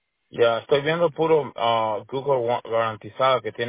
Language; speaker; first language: Spanish; native; Spanish